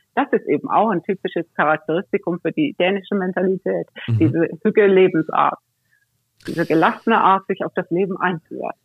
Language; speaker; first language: German; native; German